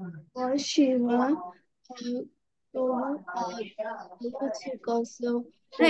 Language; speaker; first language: Chinese; non-native, learner; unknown